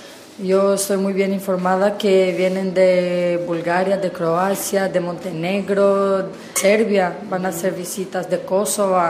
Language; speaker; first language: Spanish; non-native, fluent; Albanian